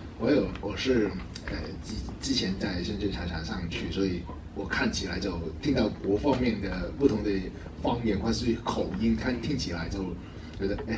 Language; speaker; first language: Chinese; non-native, local second language; Cantonese